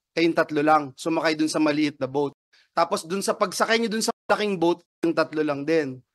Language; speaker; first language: Filipino; native; Filipino